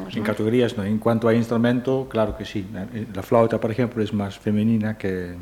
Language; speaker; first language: Spanish; non-native, fluent; Dutch